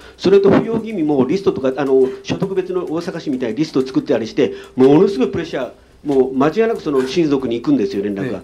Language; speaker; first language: Japanese; native; Japanese